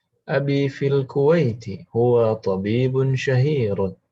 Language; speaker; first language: Arabic; non-native, fluent; Indonesian